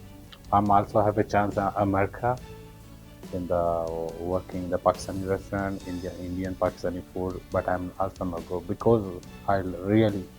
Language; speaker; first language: English; non-native, learner; Urdu